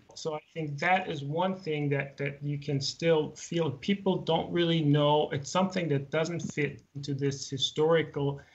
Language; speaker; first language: English; non-native, fluent; German